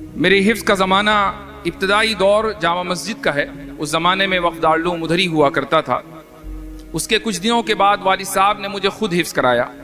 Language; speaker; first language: Urdu; native; Urdu